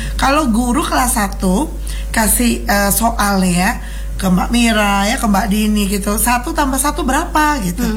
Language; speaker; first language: Indonesian; native; Indonesian